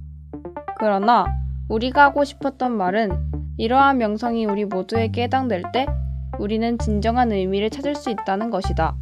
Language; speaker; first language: Korean; native; Korean